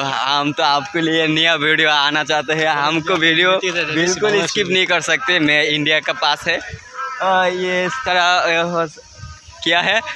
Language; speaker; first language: Hindi; non-native, learner; Bangla